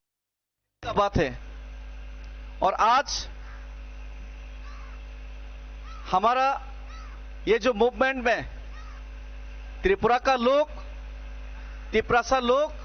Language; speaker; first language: Hindi; non-native, local second language; Kok Borok